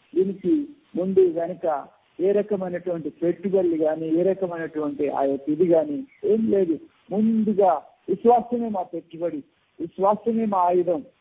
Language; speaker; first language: Telugu; native; Telugu